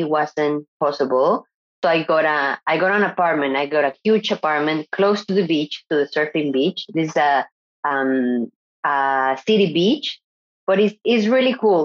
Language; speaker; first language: English; non-native, fluent; Spanish